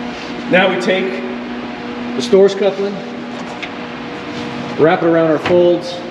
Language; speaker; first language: English; native; English